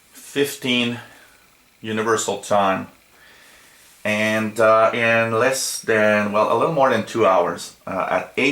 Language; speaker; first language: English; non-native, local second language; French